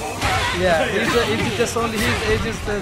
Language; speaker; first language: English; non-native, learner; Chinese